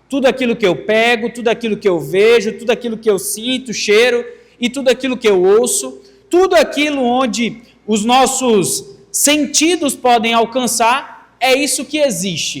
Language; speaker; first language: Portuguese; native; Portuguese